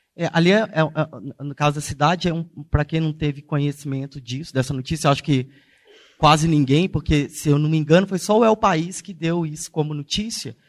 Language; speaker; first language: Portuguese; native; Portuguese